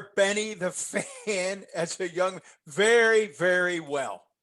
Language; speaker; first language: English; native; English